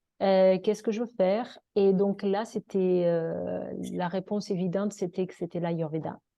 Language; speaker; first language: French; non-native, fluent; Portuguese